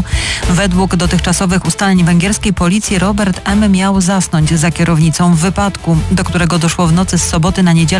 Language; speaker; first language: Polish; native; Polish